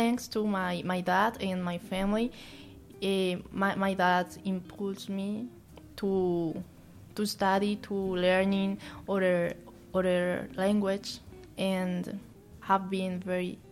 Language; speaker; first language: English; non-native, learner; Spanish